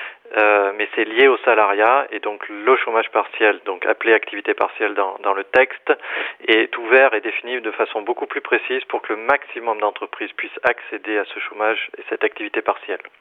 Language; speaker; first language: French; native; French